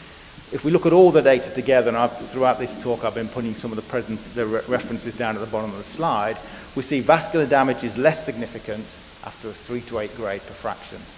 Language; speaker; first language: English; native; English